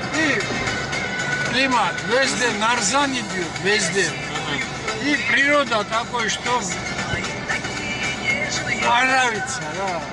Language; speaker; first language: Russian; non-native, learner; Svan